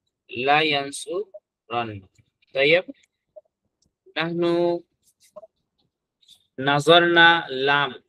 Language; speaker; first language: Arabic; non-native, fluent; Bangla